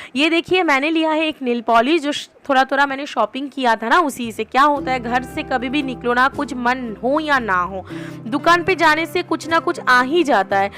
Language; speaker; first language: Hindi; non-native, local second language; Bangla